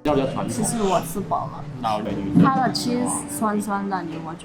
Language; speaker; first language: Chinese; non-native, learner; Mongolian